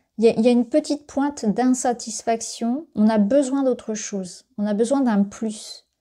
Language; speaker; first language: French; native; French